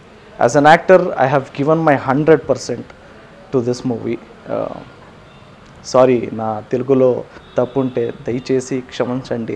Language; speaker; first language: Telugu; non-native, learner; Kannada